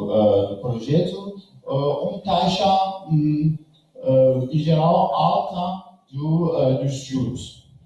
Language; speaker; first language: Portuguese; non-native, learner; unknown